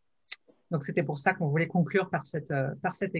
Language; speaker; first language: French; native; French